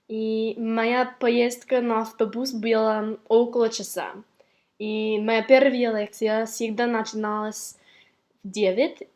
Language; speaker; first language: Russian; non-native, learner; English